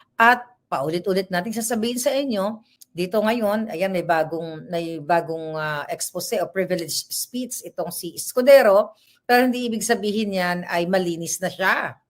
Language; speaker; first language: Filipino; native; Filipino